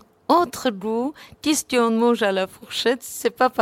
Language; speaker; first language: French; non-native, learner; Armenian